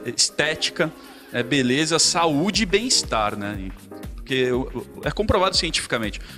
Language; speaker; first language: Portuguese; native; Portuguese